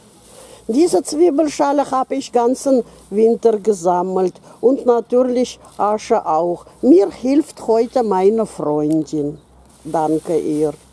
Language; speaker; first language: German; non-native, fluent; Russian